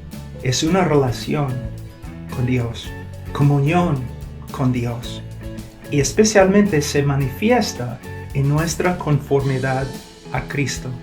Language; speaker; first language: Spanish; non-native, fluent; English